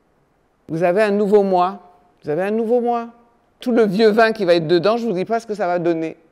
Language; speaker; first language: French; native; French